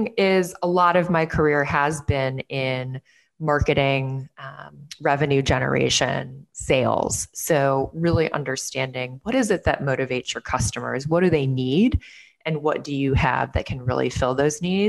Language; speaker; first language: English; native; English